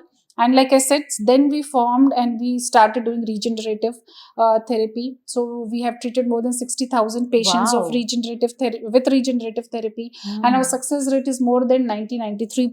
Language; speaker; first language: English; non-native, local second language; Hindi